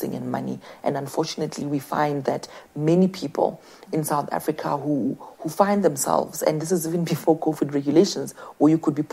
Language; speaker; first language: English; non-native, local second language; Southern Sotho